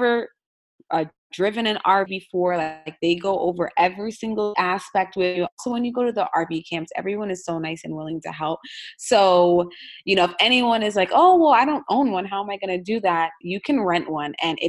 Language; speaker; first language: English; native; English